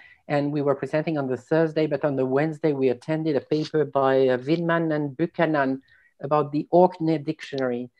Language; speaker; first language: English; non-native, fluent; French